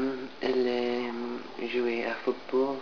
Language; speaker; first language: French; non-native, learner; English